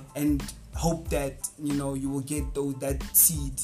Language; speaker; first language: English; non-native, local second language; Northern Sotho